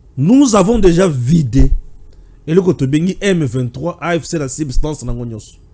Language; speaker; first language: French; non-native, local second language; Luba-Lulua